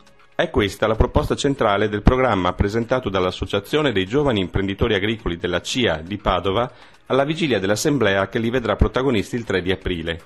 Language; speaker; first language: Italian; native; Italian